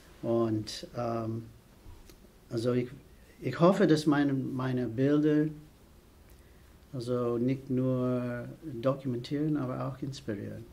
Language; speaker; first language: German; non-native, fluent; English